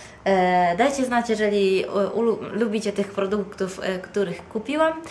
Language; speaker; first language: Polish; non-native, fluent; Italian